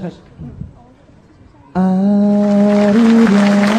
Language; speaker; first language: Chinese; non-native, learner; Korean